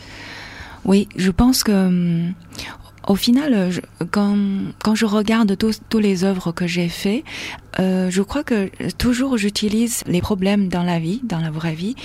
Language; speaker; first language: French; non-native, fluent; Chinese